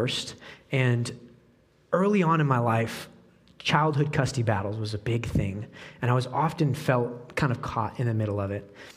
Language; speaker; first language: English; native; English